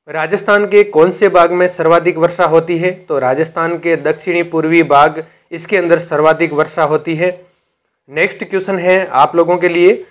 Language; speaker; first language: Hindi; native; Hindi